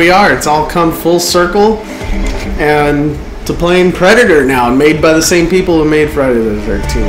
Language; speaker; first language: English; native; English